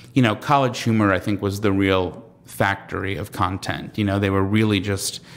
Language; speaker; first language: English; native; English